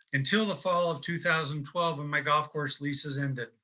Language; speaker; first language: English; native; English